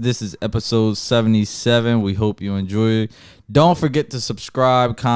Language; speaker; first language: English; native; English